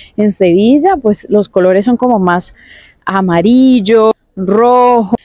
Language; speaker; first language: Spanish; native; Spanish